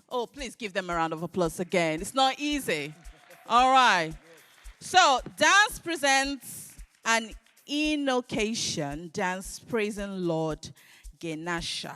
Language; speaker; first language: English; non-native, local second language; Igbo